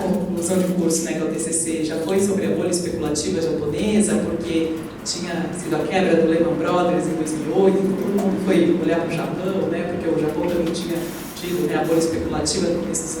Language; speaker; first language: Portuguese; native; Portuguese